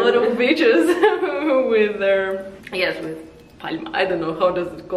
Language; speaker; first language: English; non-native, learner; Russian